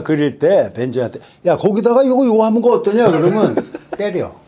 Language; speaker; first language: Korean; native; Korean